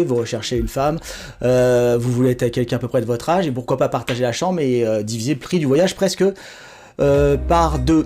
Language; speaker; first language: French; native; French